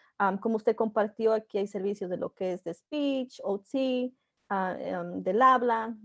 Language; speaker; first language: Spanish; native; Spanish